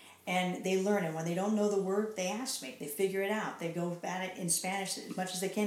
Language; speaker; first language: English; native; English